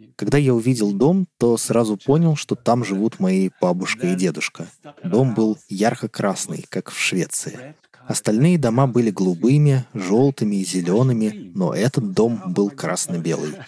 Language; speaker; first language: Russian; non-native, fluent; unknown